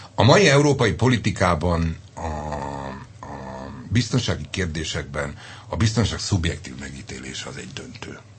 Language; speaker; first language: Hungarian; native; Hungarian